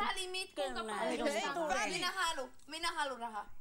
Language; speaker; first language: Finnish; non-native, learner; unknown